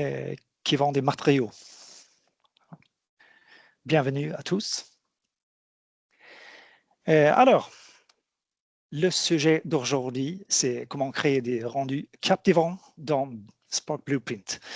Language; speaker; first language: French; non-native, fluent; Swedish